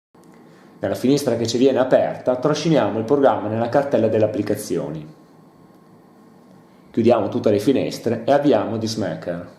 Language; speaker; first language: Italian; native; Italian